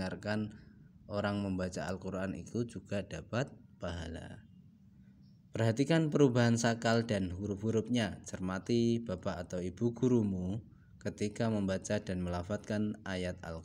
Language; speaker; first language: Indonesian; native; Indonesian